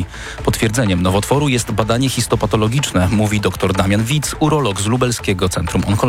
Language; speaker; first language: Polish; native; Polish